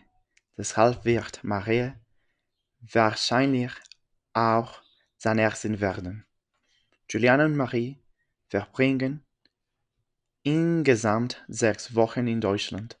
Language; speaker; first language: German; non-native, learner; French